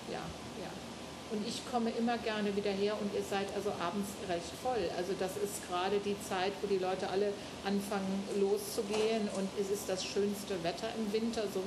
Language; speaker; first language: German; native; German